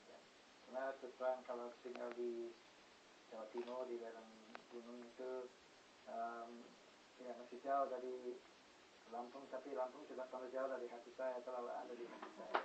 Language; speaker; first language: Indonesian; non-native, fluent; English